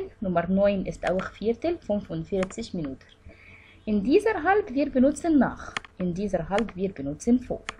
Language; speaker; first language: German; non-native, fluent; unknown